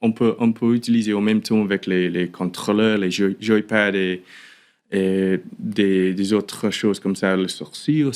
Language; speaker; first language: French; non-native, fluent; English